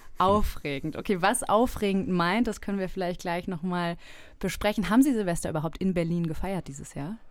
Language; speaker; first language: German; native; German